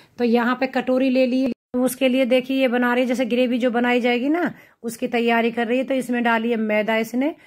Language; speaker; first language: Hindi; native; Hindi